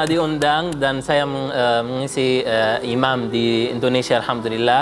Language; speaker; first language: Indonesian; non-native, fluent; Arabic